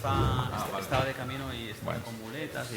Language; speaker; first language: Spanish; native; Spanish